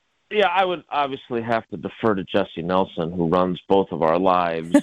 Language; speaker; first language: English; native; English